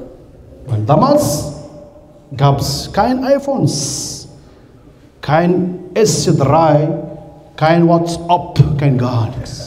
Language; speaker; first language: German; non-native, learner; Arabic